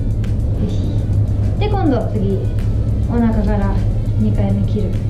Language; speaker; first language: Japanese; native; Japanese